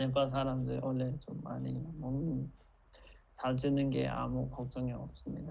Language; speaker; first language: Korean; non-native, fluent; Nepali